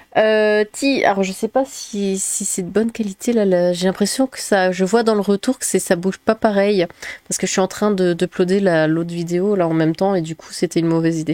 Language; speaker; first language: French; native; French